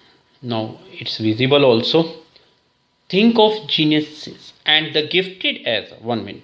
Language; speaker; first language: English; non-native, local second language; Hindi